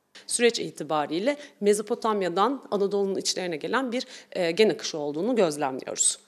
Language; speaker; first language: Turkish; native; Turkish